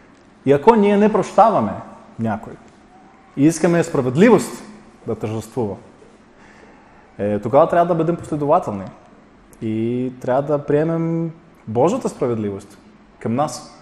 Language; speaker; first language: Bulgarian; non-native, fluent; Russian